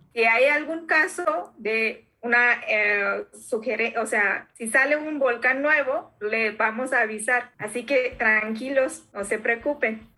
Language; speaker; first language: Spanish; non-native, fluent; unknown